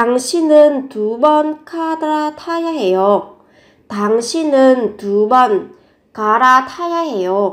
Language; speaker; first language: Korean; non-native, fluent; Vietnamese